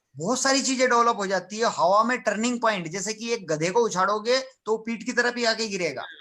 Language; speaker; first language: Hindi; native; Hindi